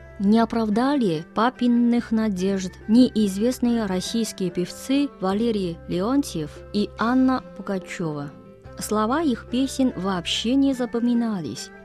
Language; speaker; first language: Russian; non-native, fluent; Chinese